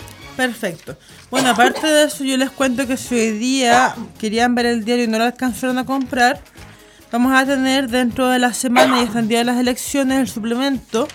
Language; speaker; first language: Spanish; native; Spanish